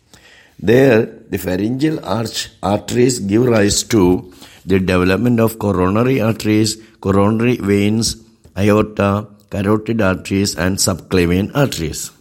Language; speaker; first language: English; non-native, local second language; Malayalam